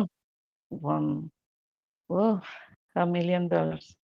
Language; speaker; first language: English; non-native, learner; Spanish